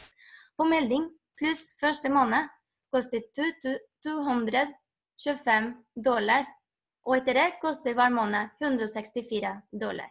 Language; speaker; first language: Norwegian; non-native, fluent; Spanish